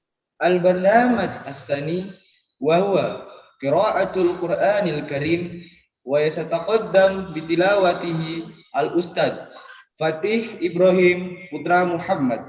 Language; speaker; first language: Arabic; non-native, learner; Indonesian